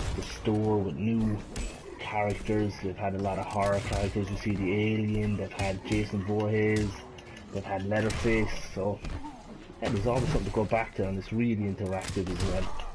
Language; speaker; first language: English; native; English